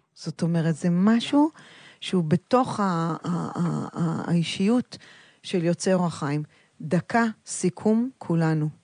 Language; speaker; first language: Hebrew; native; Hebrew